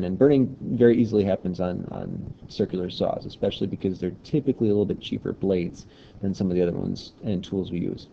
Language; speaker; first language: English; native; English